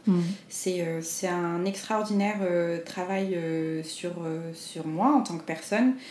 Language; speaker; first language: French; non-native, local second language; Arabic